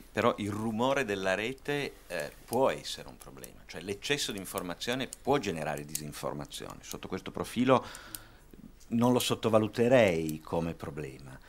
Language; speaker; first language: Italian; native; Italian